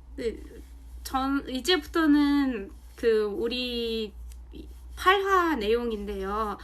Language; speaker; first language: Korean; non-native, fluent; Mongolian